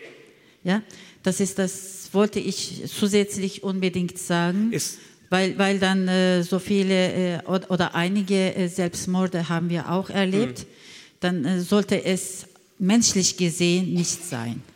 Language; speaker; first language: German; non-native, learner; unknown